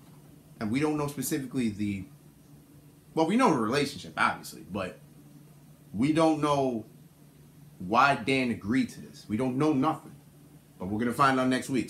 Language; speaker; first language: English; native; English